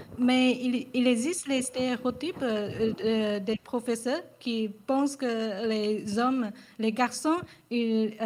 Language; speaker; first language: French; non-native, learner; Chinese